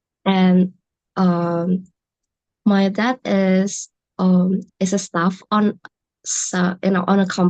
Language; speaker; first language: English; non-native, learner; Indonesian